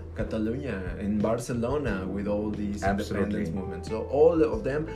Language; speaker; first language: English; non-native, fluent; Spanish